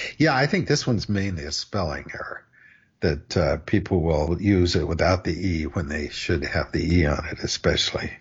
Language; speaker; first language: English; native; English